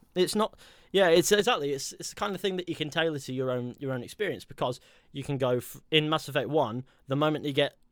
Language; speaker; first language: English; native; English